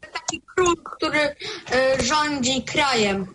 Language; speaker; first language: Polish; early bilingual, heritage; Polish